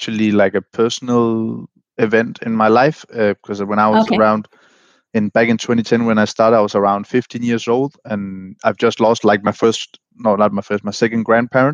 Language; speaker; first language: English; non-native, fluent; Danish